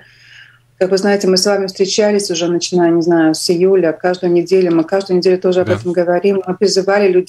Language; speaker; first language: Russian; non-native, local second language; Latvian